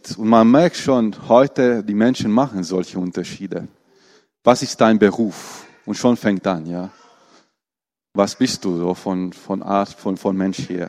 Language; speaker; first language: German; non-native, fluent; Romanian